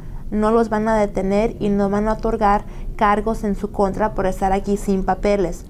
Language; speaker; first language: Spanish; native; Spanish